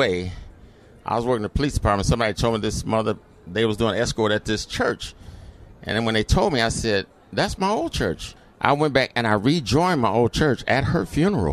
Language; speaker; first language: English; native; English